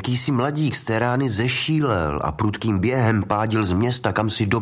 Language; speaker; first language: Czech; native; Czech